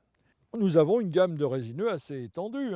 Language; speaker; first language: French; native; French